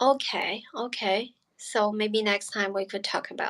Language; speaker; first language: English; non-native, learner; Chinese